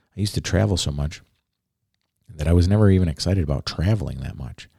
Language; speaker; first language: English; native; English